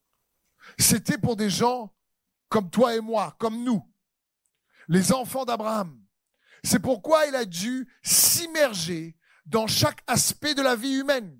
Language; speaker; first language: French; native; French